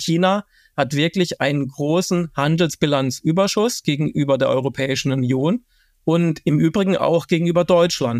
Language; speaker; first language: German; native; German